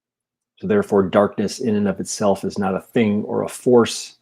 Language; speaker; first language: English; native; English